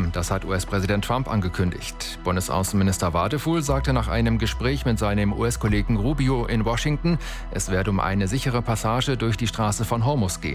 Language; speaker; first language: German; native; German